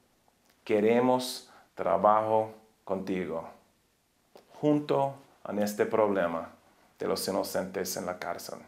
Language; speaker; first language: Spanish; non-native, learner; English